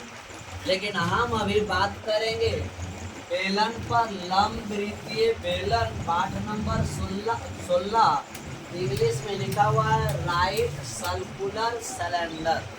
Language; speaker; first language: Hindi; native; Hindi